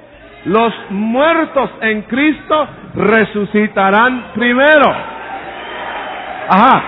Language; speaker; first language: Spanish; native; Spanish